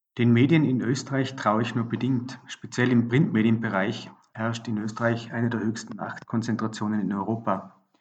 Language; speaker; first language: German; native; German